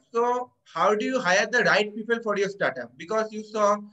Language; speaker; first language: English; non-native, local second language; Bangla